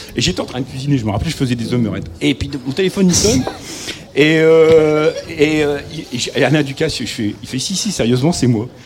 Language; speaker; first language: French; native; French